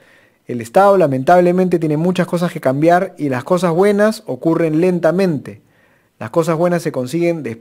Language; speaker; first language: Spanish; native; Spanish